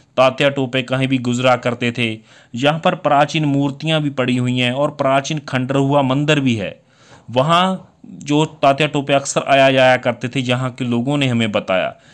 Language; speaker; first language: Hindi; non-native, local second language; Punjabi